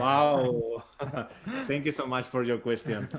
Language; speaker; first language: English; non-native, learner; Spanish